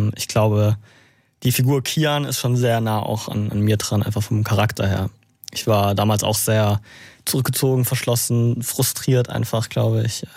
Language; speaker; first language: German; native; German